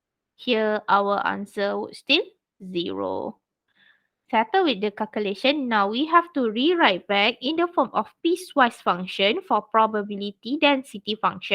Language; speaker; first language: English; non-native, local second language; Malay